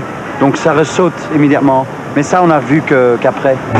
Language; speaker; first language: French; non-native, local second language; Dutch